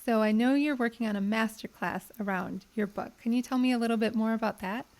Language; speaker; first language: English; native; English